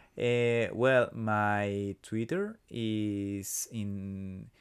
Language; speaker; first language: English; non-native, learner; Spanish